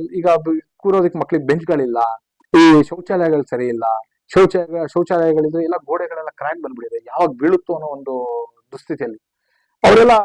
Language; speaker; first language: Kannada; non-native, local second language; Urdu